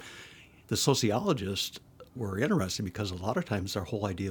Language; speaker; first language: English; native; English